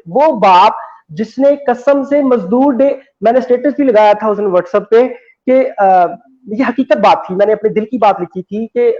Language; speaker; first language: Hindi; non-native, local second language; Punjabi